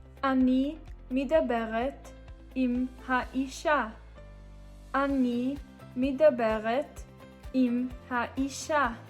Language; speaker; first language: Hebrew; non-native, fluent; English